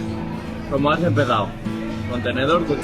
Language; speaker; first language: Spanish; native; Spanish